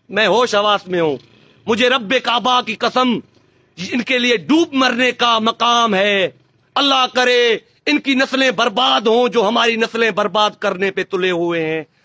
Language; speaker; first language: Urdu; non-native, local second language; Sindhi